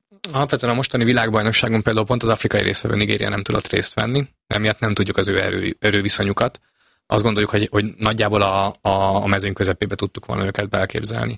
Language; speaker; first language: Hungarian; native; Hungarian